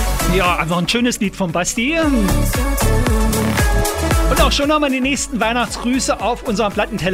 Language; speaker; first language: German; native; German